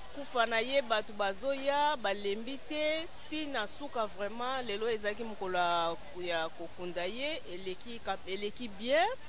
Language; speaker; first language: Lingala; non-native, local second language; Kongo